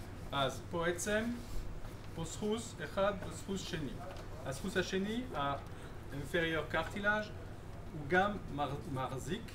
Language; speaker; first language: Hebrew; non-native, fluent; French